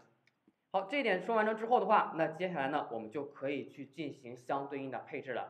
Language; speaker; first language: Chinese; native; Chinese